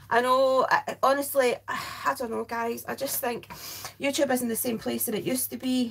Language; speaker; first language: English; native; English